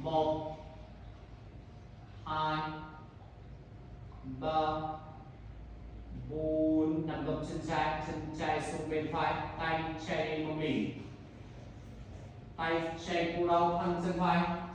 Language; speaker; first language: Vietnamese; non-native, learner; Indonesian